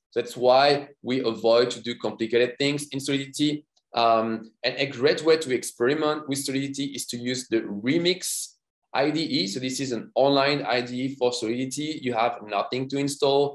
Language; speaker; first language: English; non-native, fluent; French